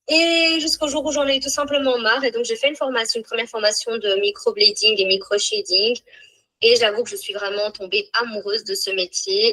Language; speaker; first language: French; native; French